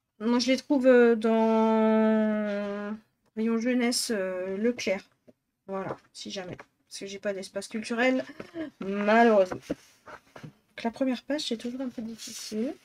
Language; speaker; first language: French; native; French